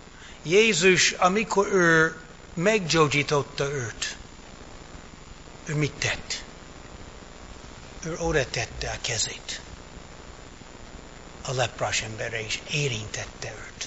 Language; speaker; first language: Hungarian; early bilingual, heritage; English